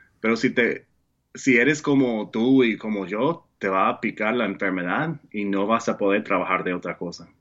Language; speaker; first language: Spanish; non-native, fluent; English